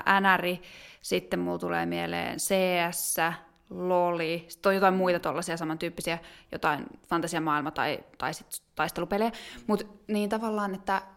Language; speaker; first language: Finnish; native; Finnish